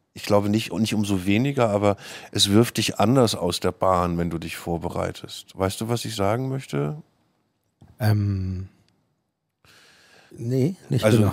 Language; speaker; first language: German; native; German